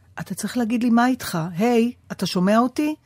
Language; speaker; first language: Hebrew; native; Hebrew